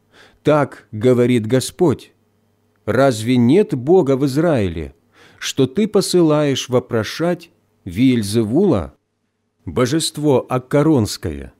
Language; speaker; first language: Russian; native; Russian